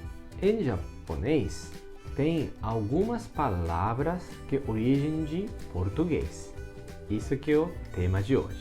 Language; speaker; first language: Portuguese; non-native, fluent; Japanese